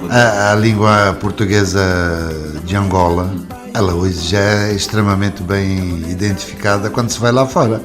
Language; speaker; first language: Portuguese; native; Portuguese